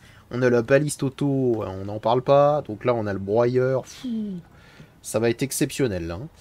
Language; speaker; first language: French; native; French